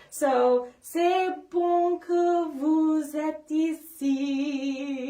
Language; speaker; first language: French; non-native, fluent; English